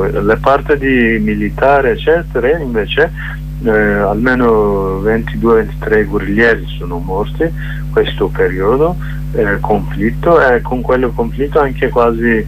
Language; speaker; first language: Italian; non-native, learner; Kurdish